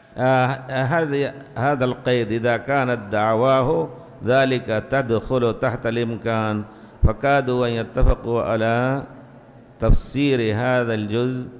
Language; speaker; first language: Arabic; native; Arabic